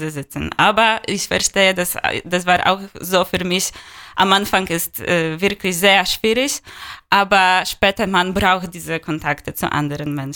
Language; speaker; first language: German; non-native, learner; Polish